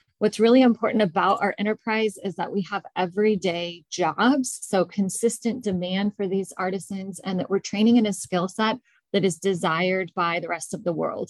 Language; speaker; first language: English; native; English